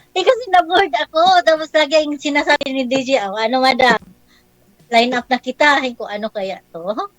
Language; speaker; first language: Filipino; non-native, local second language; Cebuano